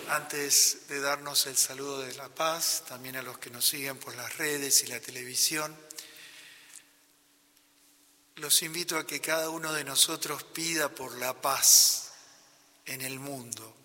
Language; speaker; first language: Spanish; native; Spanish